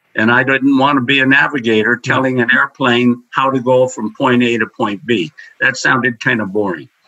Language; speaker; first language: English; native; English